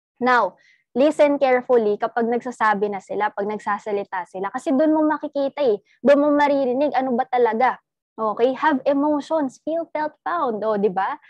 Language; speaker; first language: Filipino; non-native, local second language; Cebuano